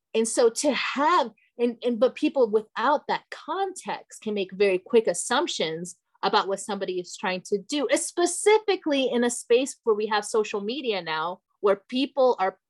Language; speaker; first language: English; early bilingual, other home language; Portuguese